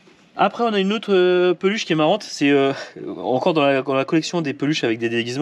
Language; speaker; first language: French; native; French